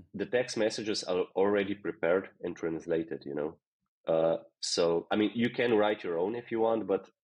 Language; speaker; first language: English; non-native, fluent; Slovenian